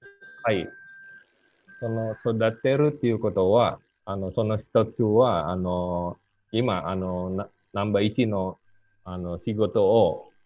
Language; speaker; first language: Japanese; non-native, fluent; Indonesian